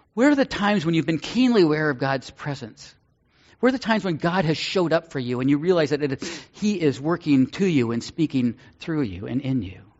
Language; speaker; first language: English; native; English